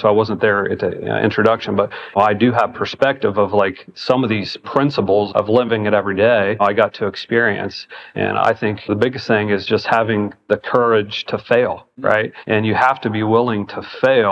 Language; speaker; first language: English; native; English